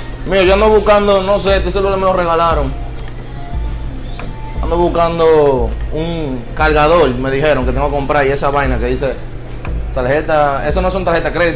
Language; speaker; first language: Spanish; native; Spanish